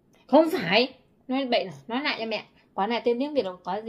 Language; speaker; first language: Vietnamese; native; Vietnamese